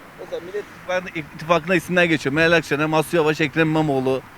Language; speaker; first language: Turkish; native; Turkish